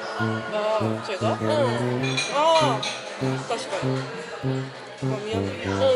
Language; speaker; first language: Korean; non-native, learner; Japanese